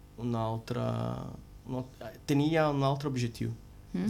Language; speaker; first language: Catalan; non-native, learner; Portuguese